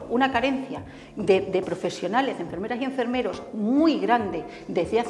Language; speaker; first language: Spanish; native; Spanish